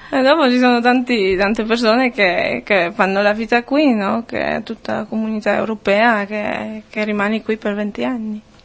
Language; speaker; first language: Italian; non-native, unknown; Polish